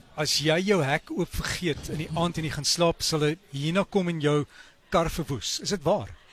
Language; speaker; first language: Afrikaans; native; Afrikaans